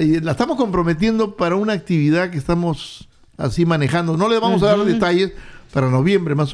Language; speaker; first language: Spanish; native; Spanish